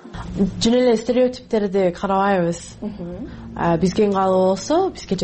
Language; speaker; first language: Kyrgyz; non-native, fluent; English